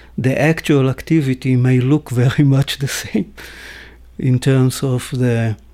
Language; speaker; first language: English; non-native, fluent; Hebrew